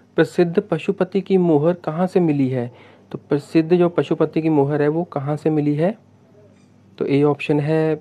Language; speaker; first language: Hindi; non-native, local second language; Punjabi